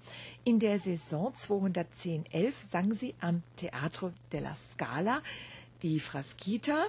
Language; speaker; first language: German; native; German